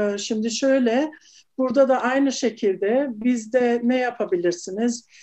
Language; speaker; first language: Turkish; early bilingual, heritage; Turkish